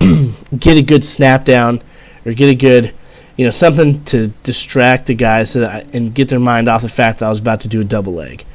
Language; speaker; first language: English; native; English